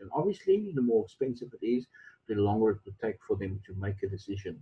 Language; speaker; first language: English; non-native, local second language; Afrikaans